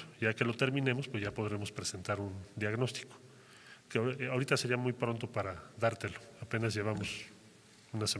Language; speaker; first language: Spanish; native; Spanish